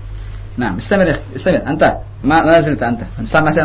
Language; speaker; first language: Arabic; non-native, fluent; Indonesian